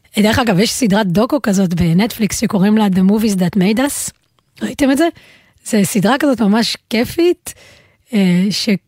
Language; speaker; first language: Hebrew; native; Hebrew